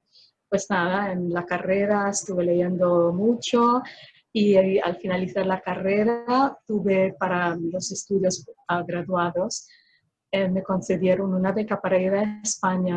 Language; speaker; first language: Spanish; non-native, fluent; Filipino